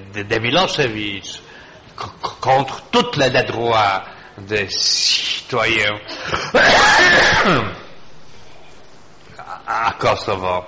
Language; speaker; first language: French; non-native, fluent; Polish